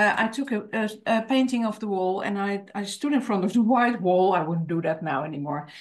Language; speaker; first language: English; non-native, fluent; Dutch